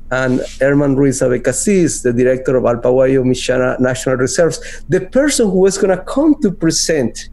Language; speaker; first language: English; non-native, fluent; Spanish